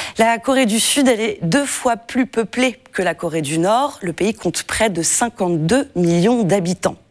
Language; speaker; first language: French; native; French